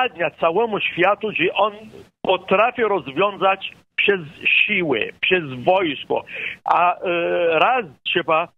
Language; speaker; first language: Polish; non-native, fluent; Arabic